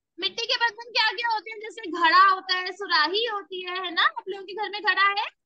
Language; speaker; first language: Hindi; native; Hindi